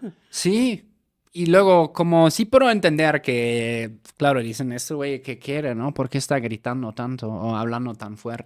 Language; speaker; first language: Spanish; native; Spanish